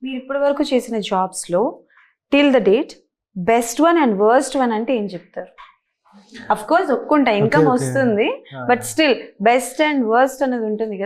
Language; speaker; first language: Telugu; native; Telugu